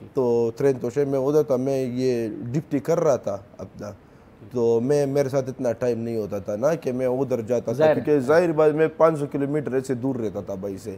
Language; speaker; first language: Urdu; non-native, local second language; Pashto